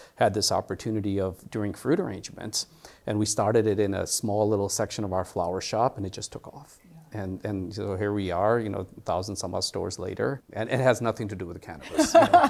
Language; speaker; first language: English; early bilingual, other home language; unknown